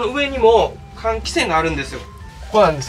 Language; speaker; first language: Japanese; native; Japanese